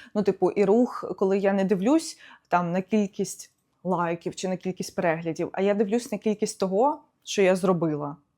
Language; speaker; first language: Ukrainian; non-native, local second language; Russian